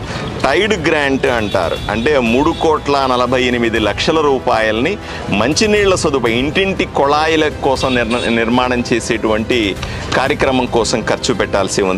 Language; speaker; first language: Telugu; native; Telugu